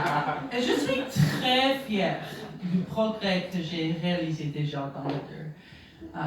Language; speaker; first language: French; non-native, learner; English